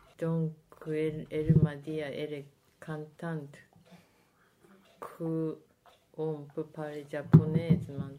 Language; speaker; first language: French; non-native, learner; Japanese